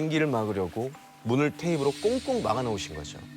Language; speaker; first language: Korean; native; Korean